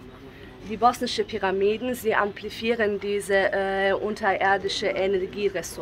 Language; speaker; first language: German; non-native, learner; Bosnian